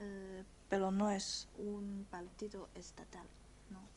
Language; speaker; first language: Spanish; non-native, fluent; Chinese